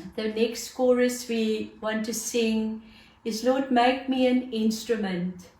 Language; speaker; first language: English; non-native, local second language; Afrikaans